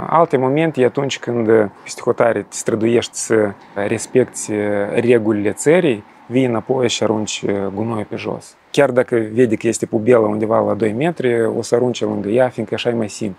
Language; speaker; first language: Romanian; native; Romanian